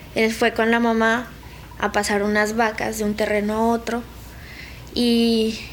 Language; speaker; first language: Spanish; native; Spanish